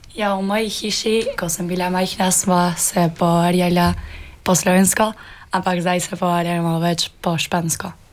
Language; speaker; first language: Slovenian; early bilingual, heritage; Slovenian